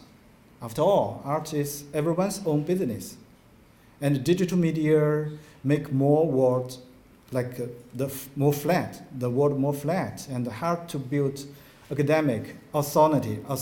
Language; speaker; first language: English; non-native, fluent; Chinese